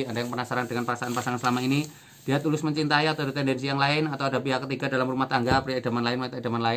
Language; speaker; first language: Indonesian; native; Indonesian